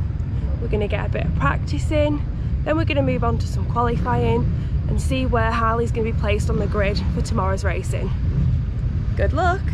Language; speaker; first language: English; native; English